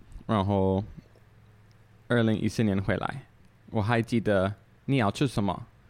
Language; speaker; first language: Chinese; non-native, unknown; English